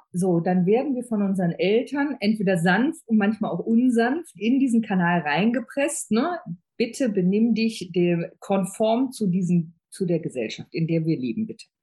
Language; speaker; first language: German; native; German